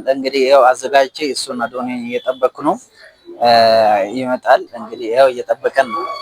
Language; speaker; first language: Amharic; non-native, local second language; Wolaytta